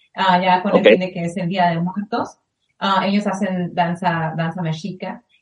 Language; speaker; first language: Spanish; early bilingual, heritage; Spanish